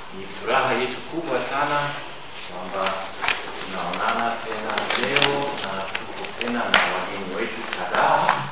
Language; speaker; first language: Swahili; non-native, fluent; German